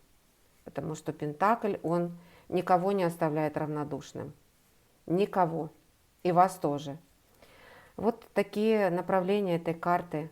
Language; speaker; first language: Russian; native; Russian